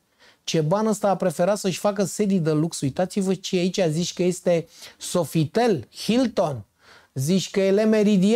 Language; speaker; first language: Romanian; native; Romanian